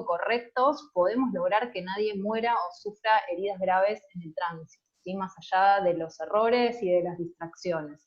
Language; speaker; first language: Spanish; native; Spanish